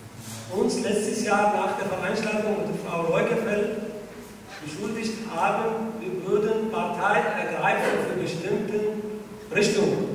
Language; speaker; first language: German; non-native, fluent; Arabic